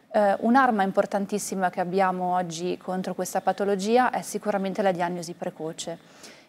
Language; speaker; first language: Italian; native; Italian